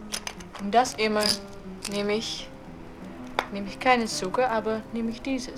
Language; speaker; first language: German; non-native, learner; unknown